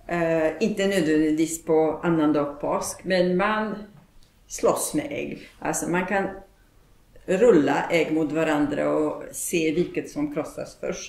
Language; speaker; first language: Swedish; non-native, fluent; Polish